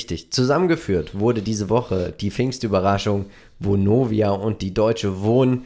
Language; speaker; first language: German; native; German